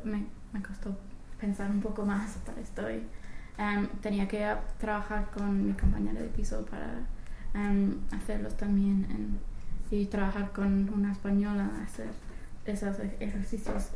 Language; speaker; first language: Spanish; non-native, fluent; English